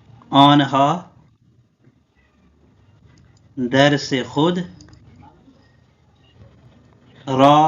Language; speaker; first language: Persian; non-native, fluent; Urdu